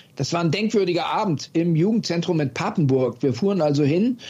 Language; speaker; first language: German; native; German